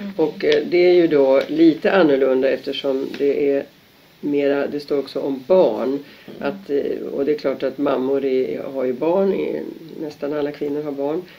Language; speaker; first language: Swedish; native; Swedish